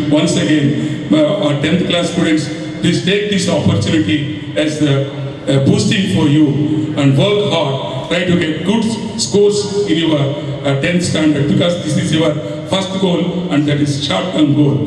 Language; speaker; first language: English; non-native, local second language; Telugu